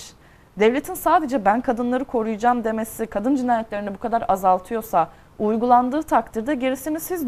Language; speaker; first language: Turkish; native; Turkish